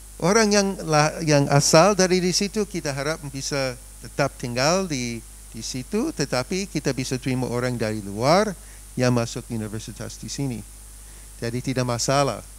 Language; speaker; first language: Indonesian; non-native, fluent; English